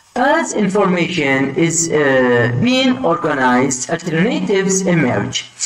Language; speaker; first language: English; non-native, fluent; Arabic